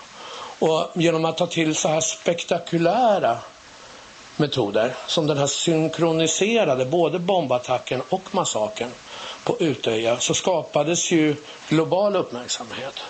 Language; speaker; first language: Swedish; native; Swedish